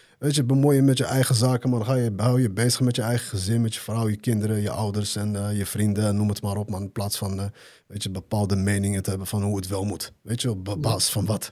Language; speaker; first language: Dutch; early bilingual, other home language; Arabic